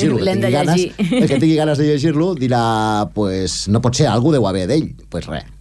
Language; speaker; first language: Catalan; native; Catalan